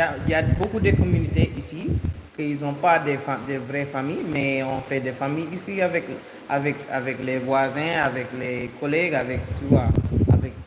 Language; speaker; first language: French; non-native, learner; English